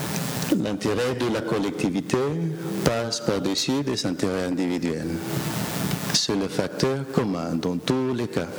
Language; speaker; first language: French; non-native, fluent; Spanish